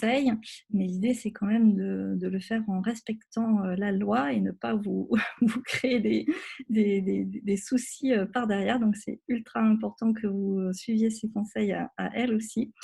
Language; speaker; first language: French; native; French